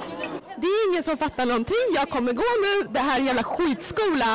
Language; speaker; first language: Swedish; native; Swedish